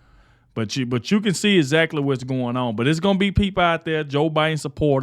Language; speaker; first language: English; native; English